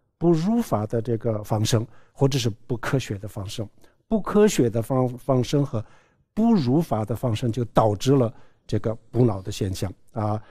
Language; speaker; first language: Chinese; non-native, local second language; Tibetan